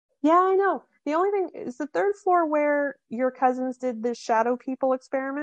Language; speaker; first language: English; native; English